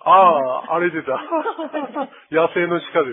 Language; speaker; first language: Japanese; native; Japanese